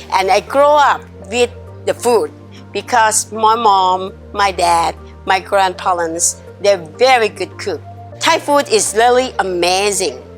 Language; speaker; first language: English; non-native, learner; Thai